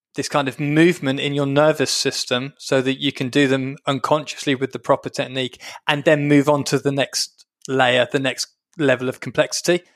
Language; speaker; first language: English; native; English